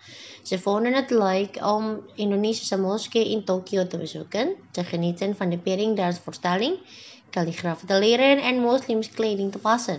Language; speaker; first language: Dutch; non-native, fluent; Indonesian